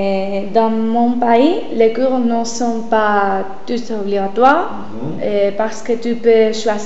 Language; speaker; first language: French; non-native, learner; Spanish